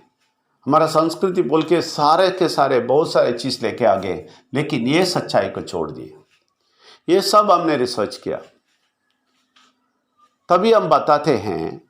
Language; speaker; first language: Hindi; non-native, local second language; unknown